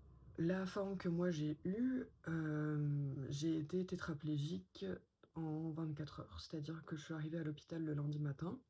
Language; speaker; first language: French; native; French